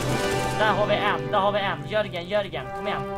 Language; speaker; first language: Swedish; native; Swedish